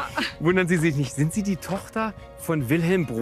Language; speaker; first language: German; native; German